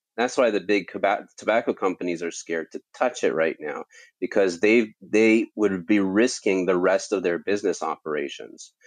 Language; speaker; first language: English; native; English